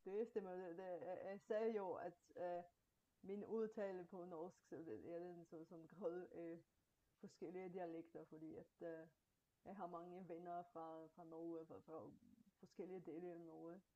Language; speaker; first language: Danish; non-native, fluent; Bulgarian